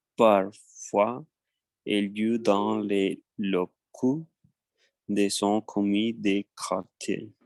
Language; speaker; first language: French; non-native, learner; Spanish